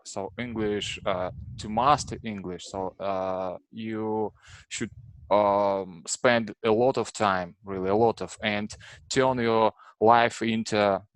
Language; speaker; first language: English; non-native, fluent; Russian